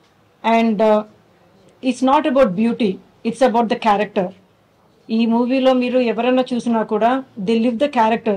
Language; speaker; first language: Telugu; early bilingual, heritage; Telugu